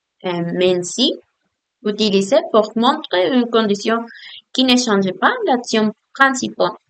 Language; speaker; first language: French; non-native, learner; Spanish